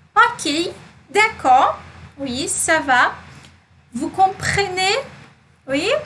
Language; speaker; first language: French; non-native, fluent; Portuguese